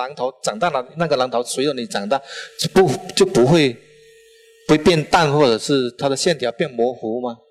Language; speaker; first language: Chinese; non-native, local second language; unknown